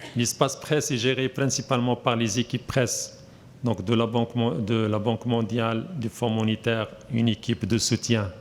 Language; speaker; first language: French; non-native, local second language; Arabic